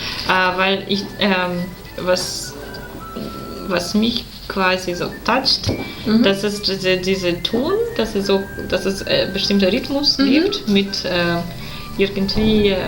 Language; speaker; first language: German; non-native, fluent; Russian